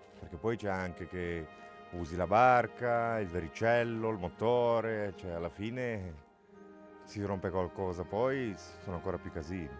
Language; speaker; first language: Italian; non-native, fluent; Romanian